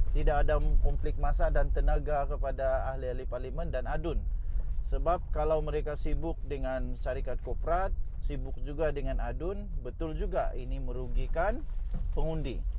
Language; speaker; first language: Malay; non-native, local second language; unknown